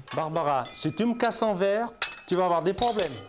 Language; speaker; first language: French; non-native, fluent; Portuguese